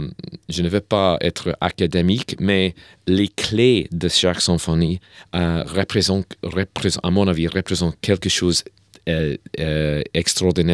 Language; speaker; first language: French; non-native, learner; English